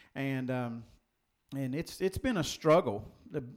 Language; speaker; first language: English; native; English